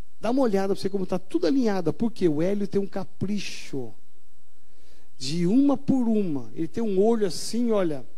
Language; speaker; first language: Portuguese; native; Portuguese